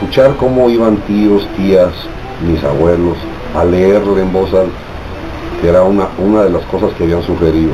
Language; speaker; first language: Spanish; native; Spanish